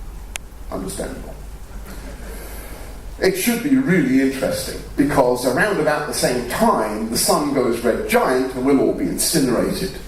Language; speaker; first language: English; native; English